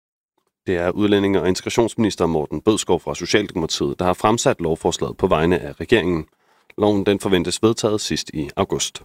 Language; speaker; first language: Danish; native; Danish